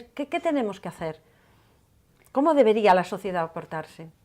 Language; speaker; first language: Spanish; native; Spanish